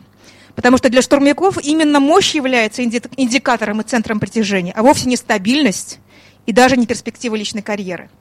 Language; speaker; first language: Russian; native; Russian